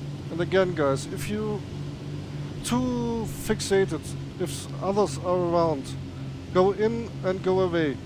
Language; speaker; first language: English; non-native, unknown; German